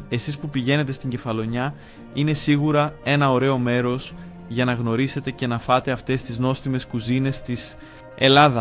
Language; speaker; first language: Greek; non-native, learner; Portuguese